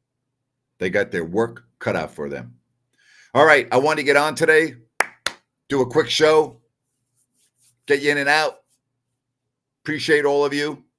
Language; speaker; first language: English; native; English